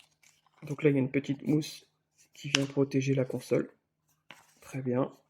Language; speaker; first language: French; native; French